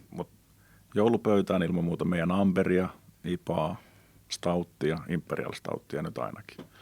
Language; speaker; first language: Finnish; native; Finnish